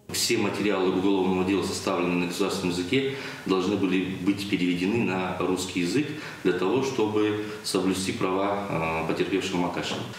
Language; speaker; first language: Russian; non-native, local second language; Kazakh